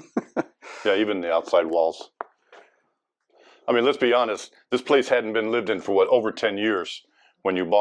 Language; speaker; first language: English; native; English